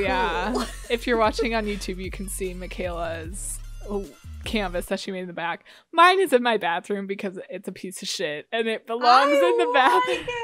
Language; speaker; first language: English; native; English